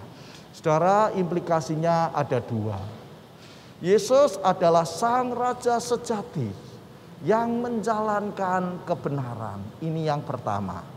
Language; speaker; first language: Indonesian; native; Indonesian